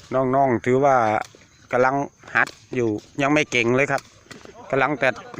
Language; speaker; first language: Thai; non-native, local second language; Northern Khmer